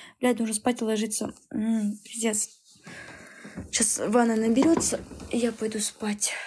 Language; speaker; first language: Russian; native; Russian